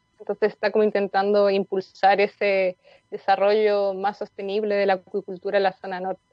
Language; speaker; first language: Spanish; native; Spanish